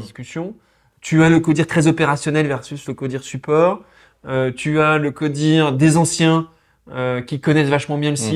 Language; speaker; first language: French; native; French